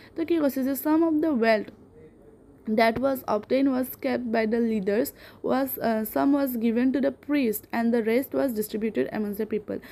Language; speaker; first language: English; non-native, local second language; Assamese